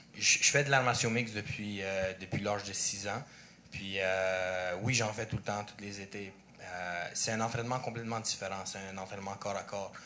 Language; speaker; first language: French; early bilingual, other home language; Russian